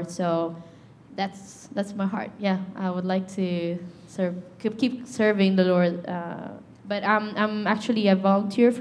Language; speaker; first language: English; non-native, fluent; Italian